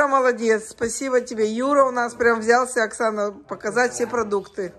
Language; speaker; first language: Russian; native; Russian